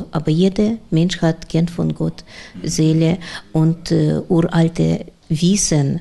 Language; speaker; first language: German; non-native, learner; Russian